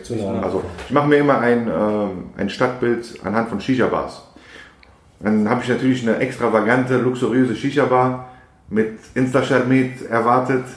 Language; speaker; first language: German; non-native, fluent; Persian